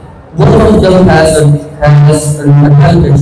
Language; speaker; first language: English; non-native, fluent; Indonesian